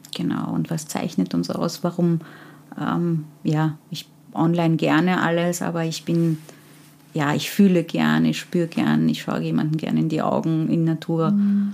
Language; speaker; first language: German; early bilingual, other home language; Persian